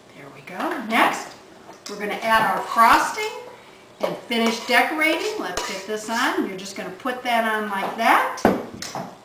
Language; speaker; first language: English; native; English